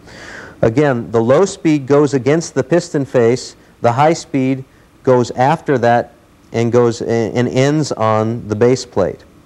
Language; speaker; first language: English; native; English